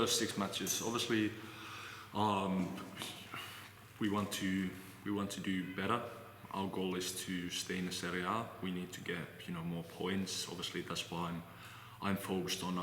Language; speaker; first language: English; non-native, fluent; Finnish